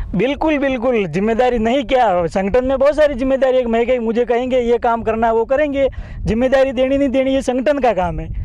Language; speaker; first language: Hindi; native; Hindi